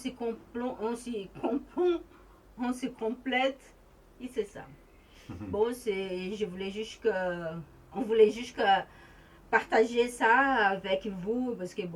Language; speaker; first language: French; non-native, fluent; Portuguese